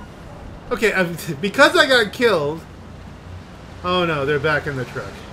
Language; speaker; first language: English; native; English